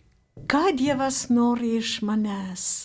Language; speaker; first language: Lithuanian; non-native, fluent; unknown